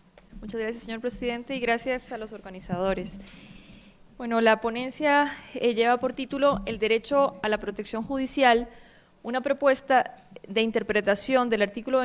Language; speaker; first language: Spanish; native; Spanish